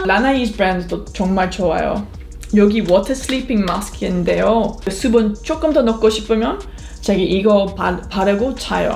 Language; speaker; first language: Korean; non-native, fluent; English